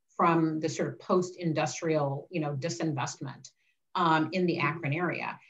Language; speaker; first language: English; native; English